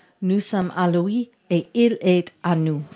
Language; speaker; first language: French; non-native, learner; English